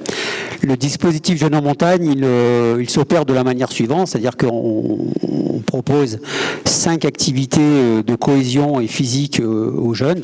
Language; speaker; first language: French; native; French